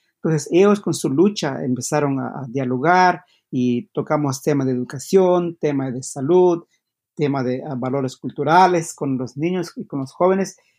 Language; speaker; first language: Spanish; non-native, local second language; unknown